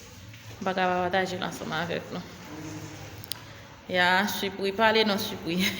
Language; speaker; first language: French; non-native, learner; Haitian Creole